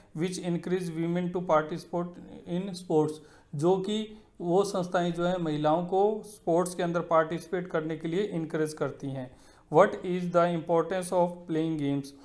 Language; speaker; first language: Hindi; native; Hindi